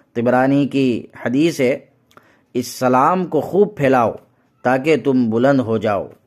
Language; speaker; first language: Urdu; native; Urdu